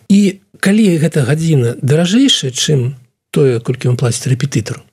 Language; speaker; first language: Belarusian; non-native, local second language; Russian